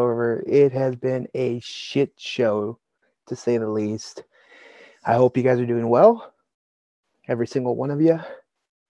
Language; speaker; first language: English; native; English